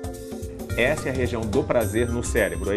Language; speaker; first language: Portuguese; native; Portuguese